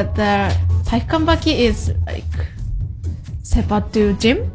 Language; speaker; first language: English; non-native, learner; Japanese